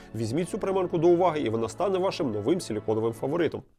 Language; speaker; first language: Ukrainian; native; Ukrainian